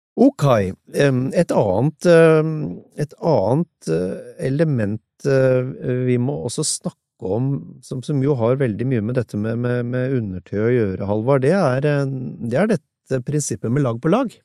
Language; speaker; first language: Norwegian; native; Norwegian